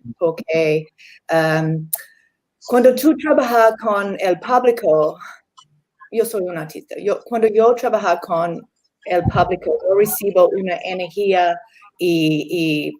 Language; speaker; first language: Spanish; non-native, learner; English